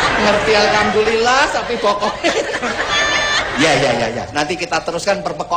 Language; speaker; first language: Indonesian; non-native, local second language; Javanese